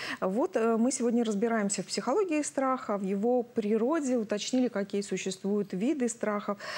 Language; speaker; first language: Russian; native; Russian